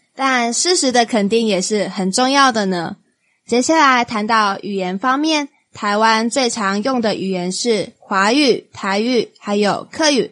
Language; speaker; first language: Chinese; native; Chinese